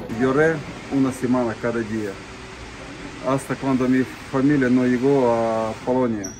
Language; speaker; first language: Spanish; non-native, learner; Ukrainian